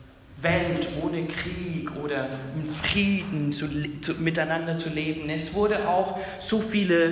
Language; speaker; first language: German; non-native, fluent; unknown